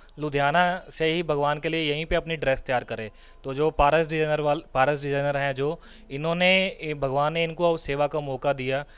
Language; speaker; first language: Hindi; non-native, local second language; Punjabi